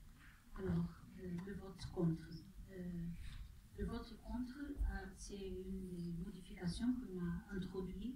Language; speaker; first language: French; non-native, fluent; Portuguese